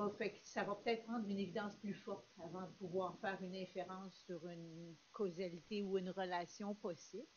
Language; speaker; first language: French; native; French